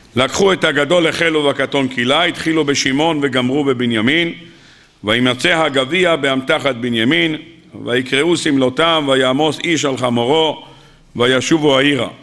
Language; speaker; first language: Hebrew; native; Hebrew